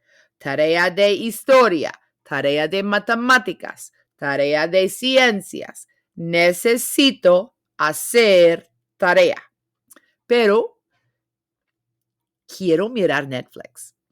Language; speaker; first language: Spanish; non-native, fluent; English